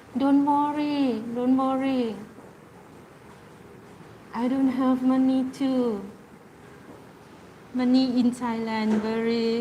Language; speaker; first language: English; non-native, learner; Thai